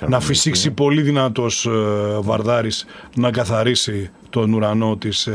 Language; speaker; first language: Greek; native; Greek